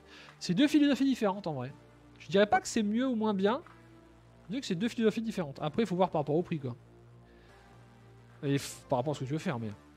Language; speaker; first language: French; native; French